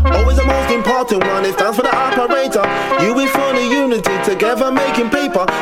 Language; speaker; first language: English; non-native, fluent; Portuguese